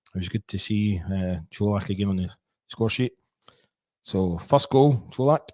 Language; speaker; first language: English; native; English